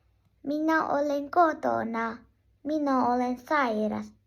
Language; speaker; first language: Finnish; non-native, learner; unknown